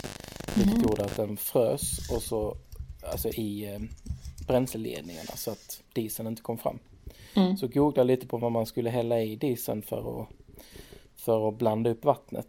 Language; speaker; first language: Swedish; native; Swedish